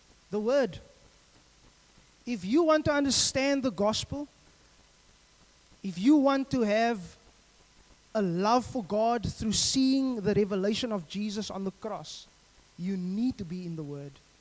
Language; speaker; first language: English; native; English